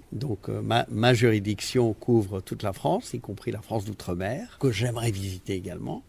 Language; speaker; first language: French; non-native, fluent; Spanish